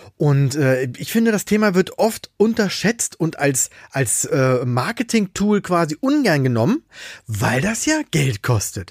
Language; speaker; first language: German; native; German